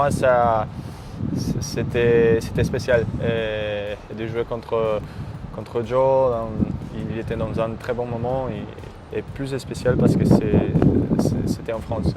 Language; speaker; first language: French; native; French